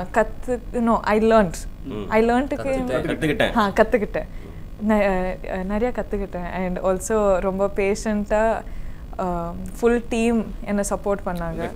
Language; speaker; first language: Tamil; non-native, learner; Kodava